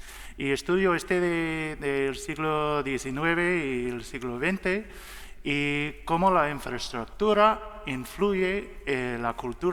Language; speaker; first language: Spanish; non-native, learner; English